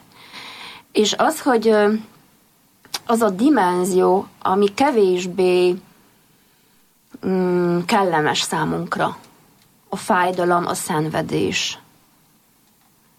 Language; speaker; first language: Hungarian; non-native, fluent; Polish